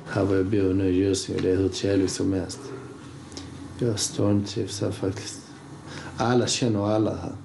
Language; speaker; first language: Swedish; early bilingual, other home language; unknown